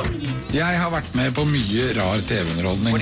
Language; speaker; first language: Norwegian; native; Norwegian